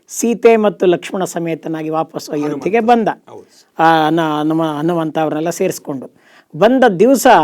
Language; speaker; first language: Kannada; native; Kannada